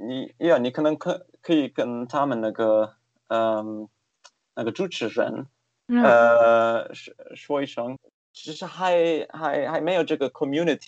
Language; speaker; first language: Chinese; non-native, fluent; German